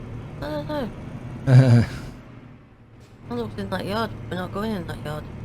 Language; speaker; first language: English; native; English